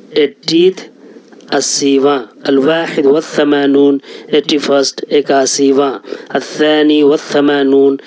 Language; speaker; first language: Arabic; non-native, fluent; Urdu